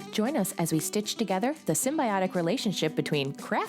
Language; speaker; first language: English; native; English